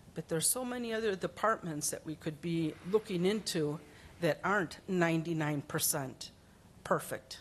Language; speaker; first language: English; early bilingual, other home language; Spanish